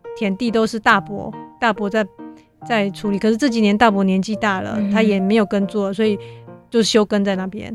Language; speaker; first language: Chinese; native; Chinese